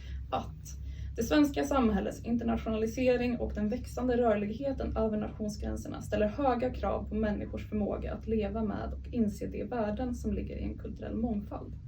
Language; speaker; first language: Swedish; native; Swedish